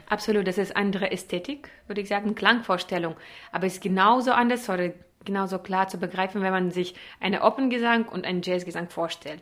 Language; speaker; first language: German; non-native, fluent; Russian